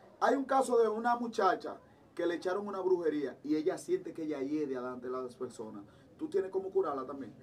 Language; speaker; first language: Spanish; native; Spanish